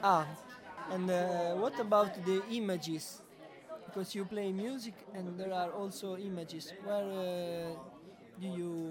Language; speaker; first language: English; non-native, learner; Italian